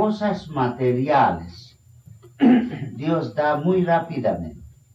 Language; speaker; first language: Spanish; non-native, fluent; Bangla